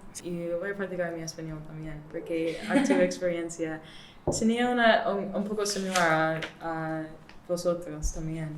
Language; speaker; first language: Spanish; non-native, learner; English